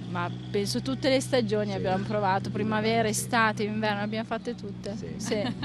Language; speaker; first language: Italian; native; Italian